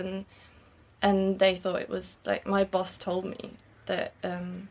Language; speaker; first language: English; non-native, fluent; German